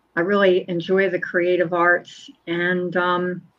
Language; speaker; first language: English; native; English